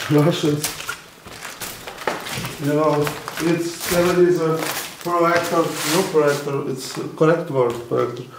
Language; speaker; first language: English; non-native, learner; Ukrainian